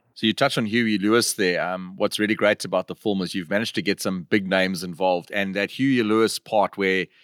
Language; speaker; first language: English; native; English